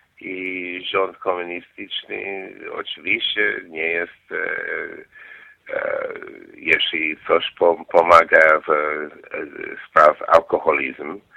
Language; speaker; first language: Polish; non-native, learner; English